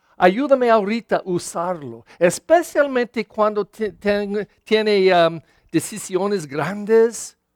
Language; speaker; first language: Spanish; non-native, learner; English